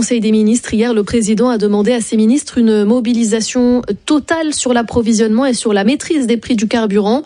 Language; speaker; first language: French; native; French